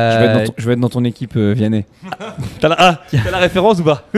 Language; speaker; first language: French; native; French